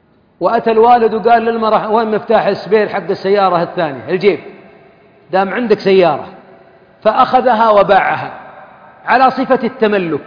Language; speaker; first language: Arabic; native; Arabic